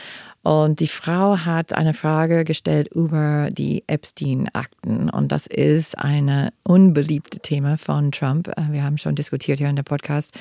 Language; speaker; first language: German; non-native, fluent; English